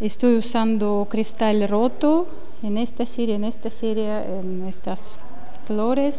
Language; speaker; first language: Spanish; non-native, learner; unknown